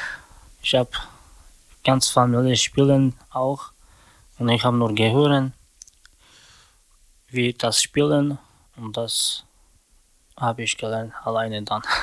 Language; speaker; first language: German; non-native, learner; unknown